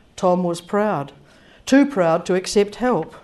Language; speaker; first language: English; native; English